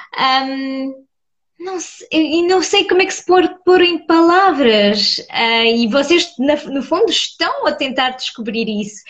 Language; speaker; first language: Portuguese; early bilingual, heritage; Portuguese